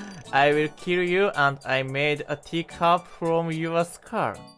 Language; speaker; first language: English; non-native, learner; Japanese